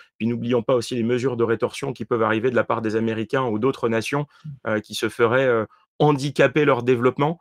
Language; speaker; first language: French; native; French